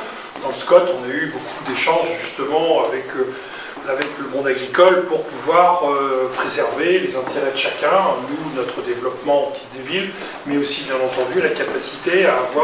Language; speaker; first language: French; native; French